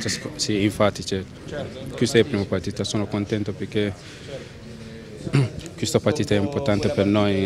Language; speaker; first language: Italian; non-native, learner; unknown